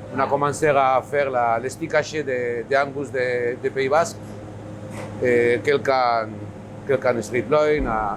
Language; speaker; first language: French; non-native, learner; Basque